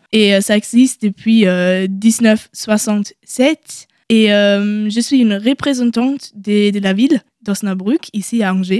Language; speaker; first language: French; non-native, learner; German